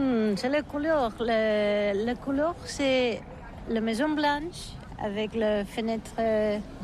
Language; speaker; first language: French; non-native, learner; Catalan